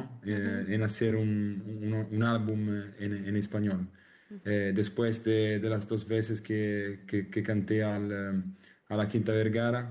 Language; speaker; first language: Spanish; non-native, learner; Italian